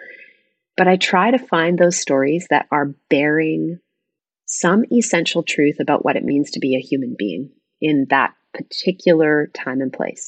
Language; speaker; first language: English; native; English